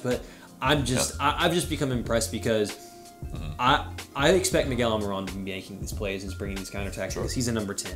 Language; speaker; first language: English; native; English